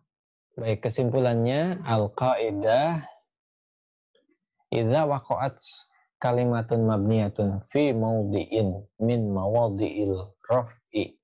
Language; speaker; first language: Arabic; non-native, fluent; Indonesian